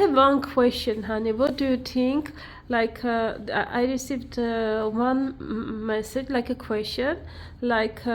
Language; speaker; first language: English; non-native, learner; Armenian